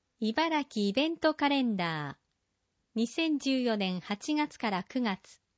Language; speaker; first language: Japanese; native; Japanese